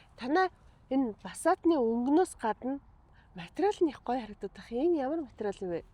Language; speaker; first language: Mongolian; native; Mongolian